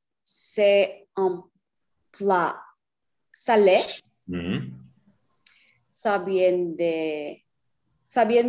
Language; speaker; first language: French; non-native, learner; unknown